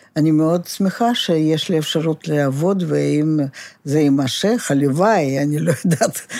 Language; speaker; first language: Hebrew; non-native, fluent; Russian